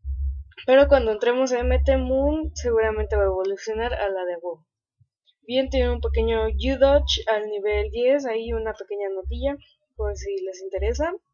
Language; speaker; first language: Spanish; native; Spanish